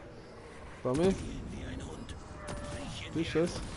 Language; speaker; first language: German; native; German